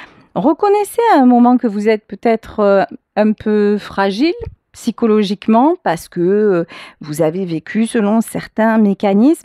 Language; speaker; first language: French; native; French